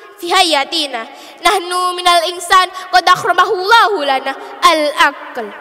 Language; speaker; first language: Arabic; non-native, learner; Indonesian